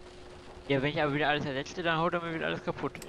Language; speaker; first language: German; native; German